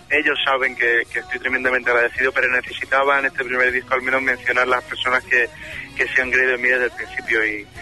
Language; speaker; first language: Spanish; native; Spanish